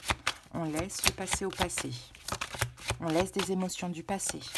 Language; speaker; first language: French; native; French